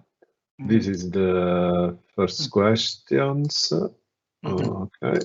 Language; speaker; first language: English; non-native, learner; Italian